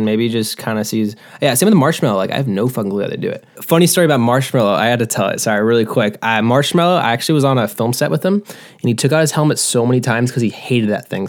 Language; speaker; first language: English; native; English